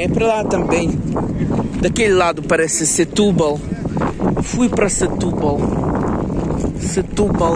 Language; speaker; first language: Portuguese; non-native, fluent; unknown